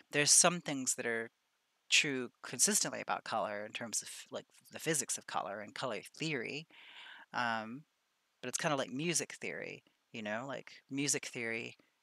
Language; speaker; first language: English; native; English